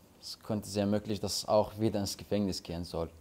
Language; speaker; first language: German; non-native, learner; Arabic